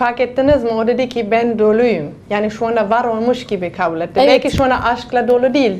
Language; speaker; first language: Turkish; non-native, fluent; German